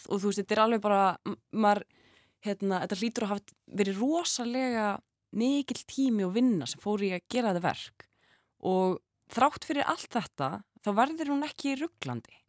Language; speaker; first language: Icelandic; native; Icelandic